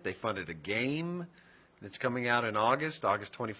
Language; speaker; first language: English; native; English